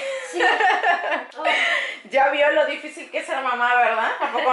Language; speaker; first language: Spanish; native; Spanish